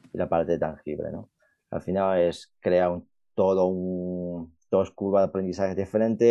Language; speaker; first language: Spanish; non-native, fluent; Chinese